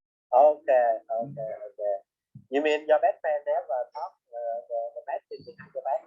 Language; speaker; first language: English; non-native, learner; Vietnamese